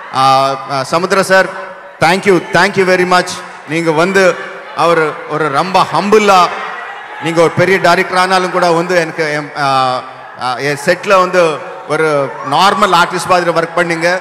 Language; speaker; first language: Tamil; non-native, local second language; Telugu